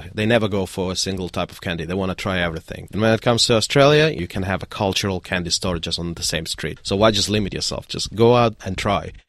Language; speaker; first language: English; non-native, fluent; Russian